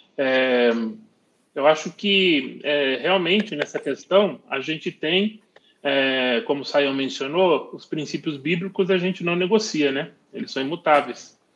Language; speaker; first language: Portuguese; native; Portuguese